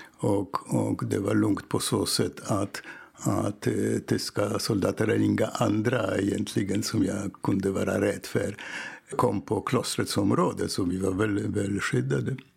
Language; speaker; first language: Swedish; non-native, fluent; Polish